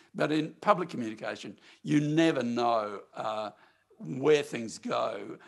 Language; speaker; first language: English; native; English